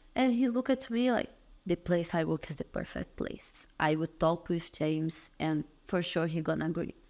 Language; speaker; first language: English; non-native, learner; Portuguese